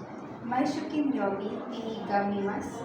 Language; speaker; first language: Japanese; non-native, learner; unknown